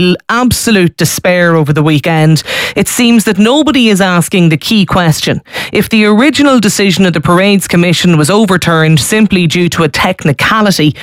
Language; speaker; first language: English; native; English